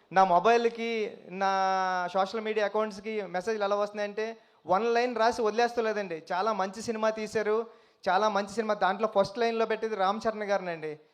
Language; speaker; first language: Telugu; native; Telugu